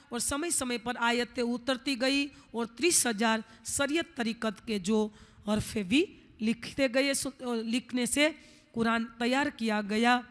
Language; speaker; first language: Hindi; non-native, local second language; Gujarati